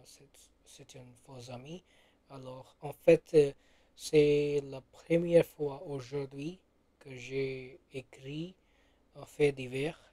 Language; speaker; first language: French; non-native, learner; Gujarati